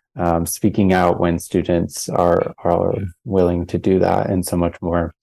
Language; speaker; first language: English; native; English